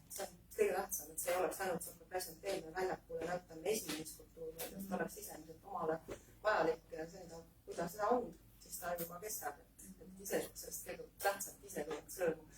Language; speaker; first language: Estonian; native; Estonian